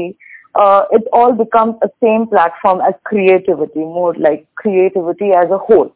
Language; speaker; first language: English; non-native, local second language; Bangla